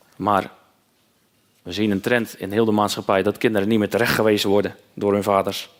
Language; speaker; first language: Dutch; native; Dutch